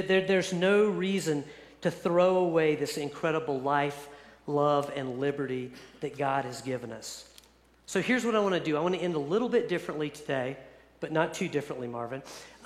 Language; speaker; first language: English; native; English